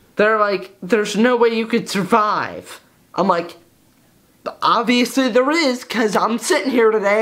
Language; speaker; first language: English; native; English